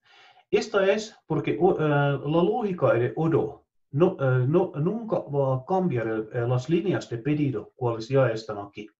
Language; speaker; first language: Spanish; non-native, fluent; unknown